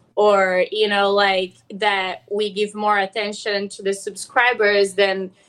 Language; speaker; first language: English; non-native, fluent; Portuguese